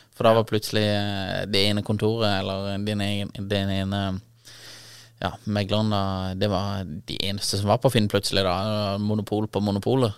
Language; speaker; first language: Norwegian; native; Norwegian